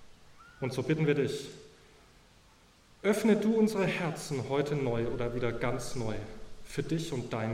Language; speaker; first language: German; native; German